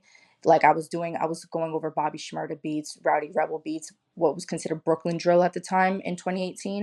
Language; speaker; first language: English; native; English